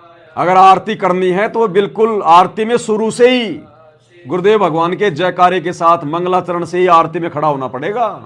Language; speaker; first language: Hindi; native; Hindi